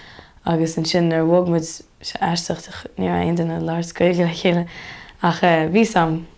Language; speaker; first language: Irish; native; Irish